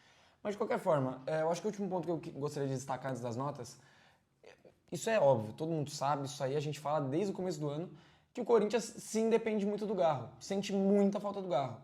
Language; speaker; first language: Portuguese; native; Portuguese